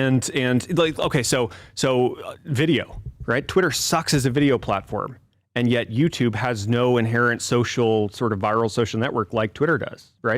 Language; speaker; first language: English; native; English